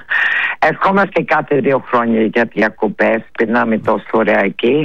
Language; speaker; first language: Greek; early bilingual, heritage; Greek